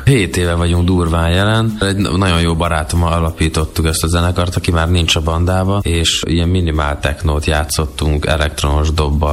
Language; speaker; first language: Hungarian; native; Hungarian